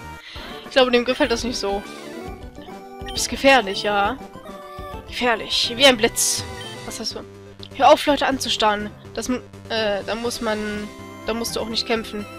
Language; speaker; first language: German; native; German